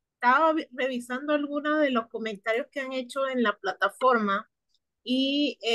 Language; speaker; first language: Spanish; native; Spanish